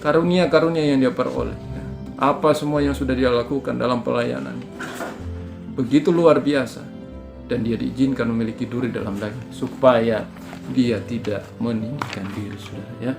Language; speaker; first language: Indonesian; native; Indonesian